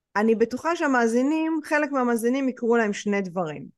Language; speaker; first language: Hebrew; native; Hebrew